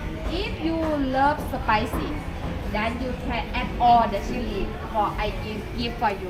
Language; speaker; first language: English; non-native, learner; Thai